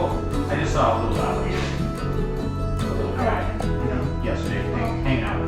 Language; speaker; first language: English; native; English